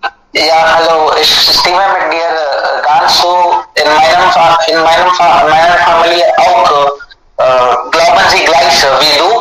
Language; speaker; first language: German; non-native, learner; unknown